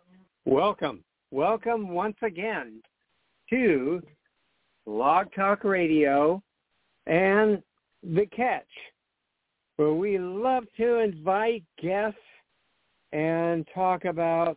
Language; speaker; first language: English; native; English